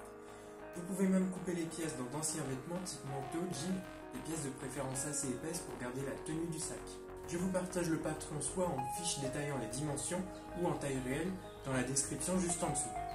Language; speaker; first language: French; native; French